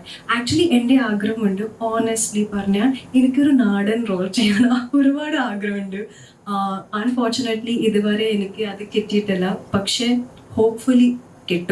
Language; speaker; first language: Malayalam; non-native, learner; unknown